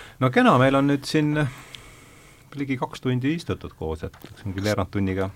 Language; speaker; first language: Estonian; native; Estonian